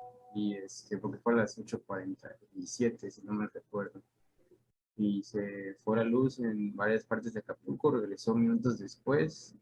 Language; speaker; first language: Spanish; native; Spanish